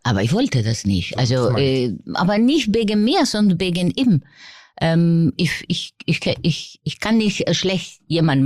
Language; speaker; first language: German; non-native, fluent; Spanish